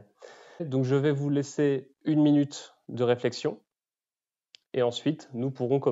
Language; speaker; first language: French; native; French